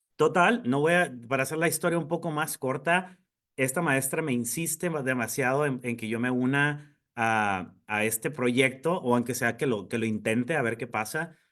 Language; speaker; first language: Spanish; native; Spanish